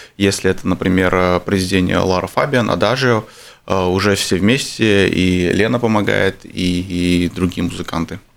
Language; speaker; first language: Russian; non-native, local second language; Armenian